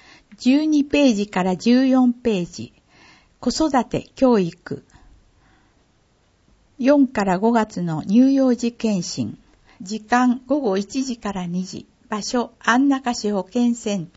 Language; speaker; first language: Japanese; native; Japanese